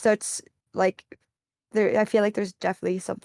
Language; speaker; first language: English; native; English